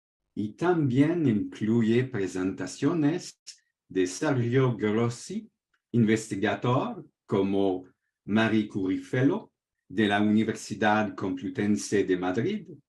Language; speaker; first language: Spanish; non-native, fluent; French